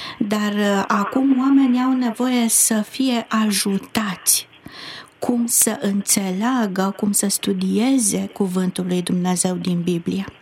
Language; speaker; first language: Romanian; native; Romanian